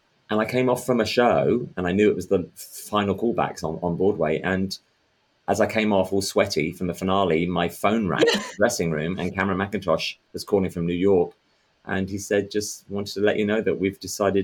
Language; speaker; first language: English; native; English